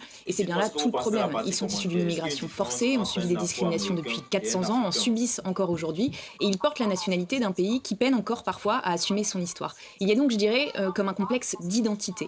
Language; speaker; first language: French; native; French